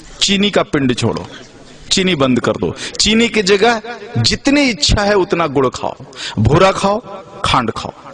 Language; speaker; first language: Hindi; native; Hindi